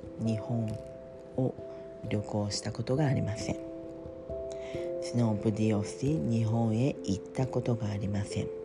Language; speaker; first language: Japanese; non-native, learner; French